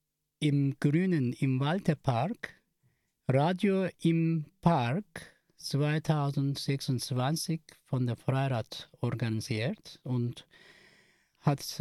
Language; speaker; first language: German; non-native, learner; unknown